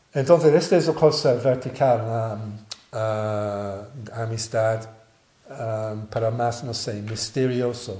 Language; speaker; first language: Spanish; non-native, learner; English